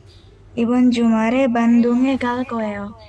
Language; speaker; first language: Korean; non-native, learner; Indonesian